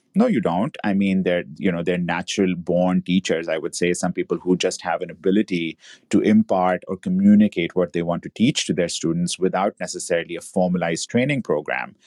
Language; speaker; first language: English; native; English